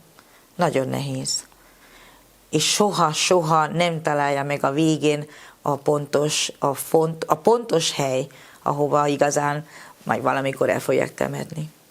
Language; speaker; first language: Hungarian; non-native, fluent; Spanish